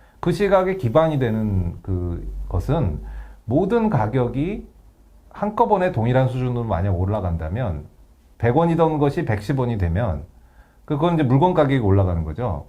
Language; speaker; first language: Korean; native; Korean